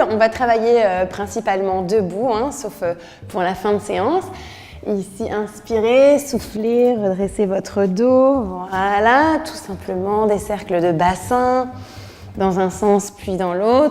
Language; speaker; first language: French; native; French